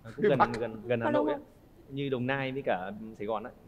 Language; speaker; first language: Vietnamese; native; Vietnamese